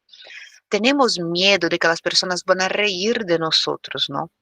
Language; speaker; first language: Spanish; non-native, fluent; Portuguese